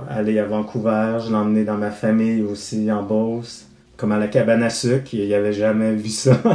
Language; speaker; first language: French; native; French